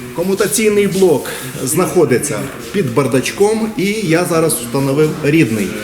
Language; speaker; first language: Ukrainian; non-native, local second language; Russian